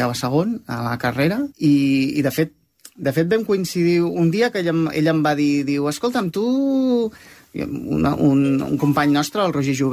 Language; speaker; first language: Catalan; native; Catalan